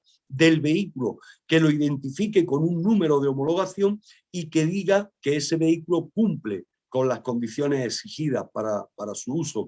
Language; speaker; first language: Spanish; native; Spanish